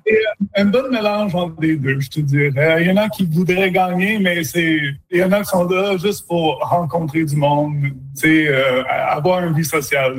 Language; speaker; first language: French; native; French